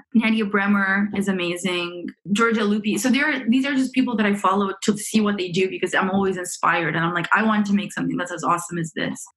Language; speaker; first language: English; early bilingual, other home language; Romanian